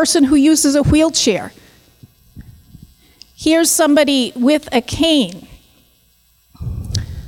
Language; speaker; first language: English; native; English